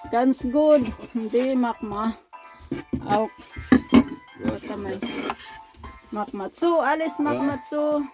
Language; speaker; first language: German; non-native, learner; Filipino